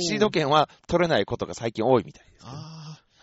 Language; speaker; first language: Japanese; native; Japanese